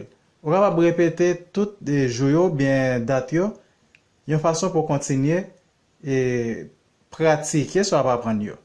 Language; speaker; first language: French; non-native, learner; Haitian Creole